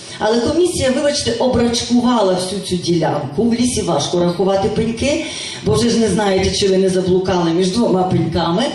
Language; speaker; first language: Ukrainian; native; Ukrainian